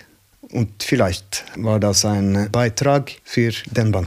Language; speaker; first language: German; non-native, learner; Norwegian